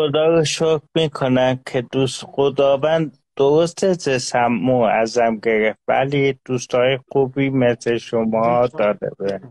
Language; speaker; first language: Persian; non-native, local second language; Azerbaijani